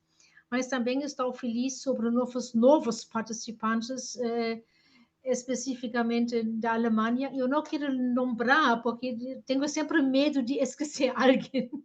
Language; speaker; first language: Portuguese; non-native, fluent; German